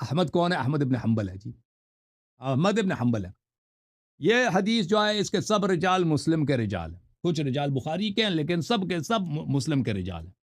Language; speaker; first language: Urdu; non-native, fluent; Persian